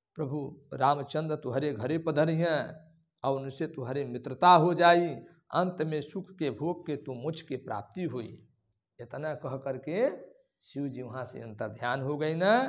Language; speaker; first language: Hindi; native; Hindi